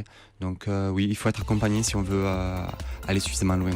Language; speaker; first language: French; native; French